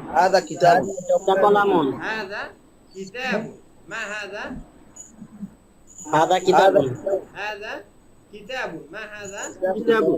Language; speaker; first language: Arabic; non-native, local second language; Bangla